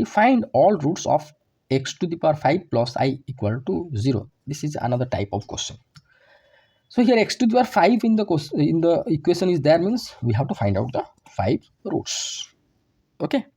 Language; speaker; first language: English; non-native, local second language; Odia